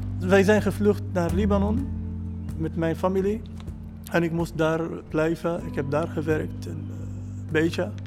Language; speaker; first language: Dutch; non-native, learner; Arabic